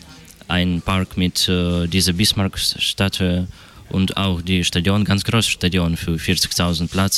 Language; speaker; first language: German; non-native, learner; Russian